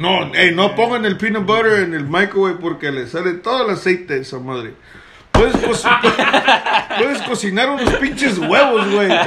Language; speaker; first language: Spanish; early bilingual, heritage; Spanish